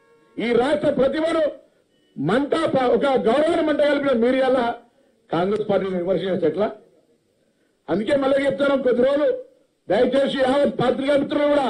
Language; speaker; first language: Telugu; native; Telugu